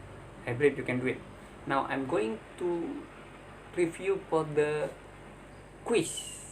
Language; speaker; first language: English; non-native, learner; Indonesian